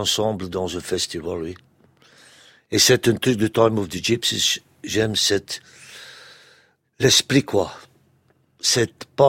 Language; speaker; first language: French; non-native, local second language; Dutch